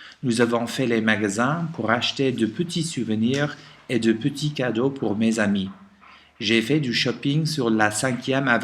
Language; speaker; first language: French; non-native, learner; English